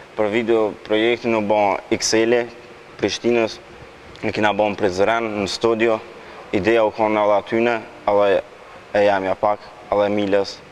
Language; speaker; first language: Albanian; native; Albanian